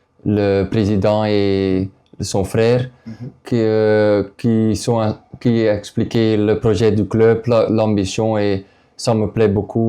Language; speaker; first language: French; non-native, local second language; Dutch